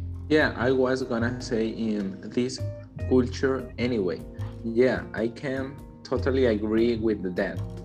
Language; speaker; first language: English; non-native, learner; Spanish